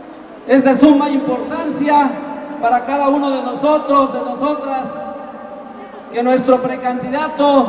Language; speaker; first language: Spanish; native; Spanish